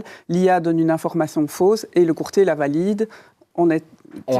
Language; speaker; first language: French; native; French